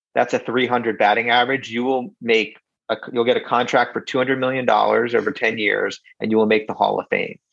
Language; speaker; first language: English; native; English